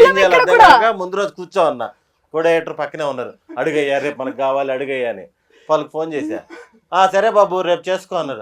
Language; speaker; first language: Telugu; native; Telugu